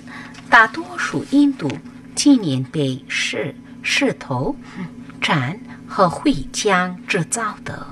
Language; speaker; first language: Chinese; non-native, learner; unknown